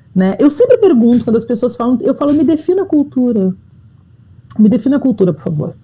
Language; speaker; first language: Portuguese; native; Portuguese